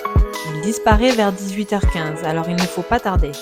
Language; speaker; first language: French; native; French